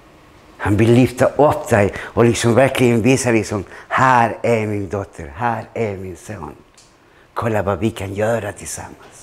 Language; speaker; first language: Swedish; non-native, fluent; Spanish